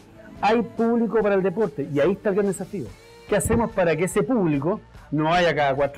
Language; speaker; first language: Spanish; native; Spanish